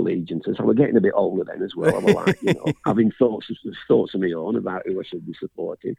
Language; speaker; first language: English; native; English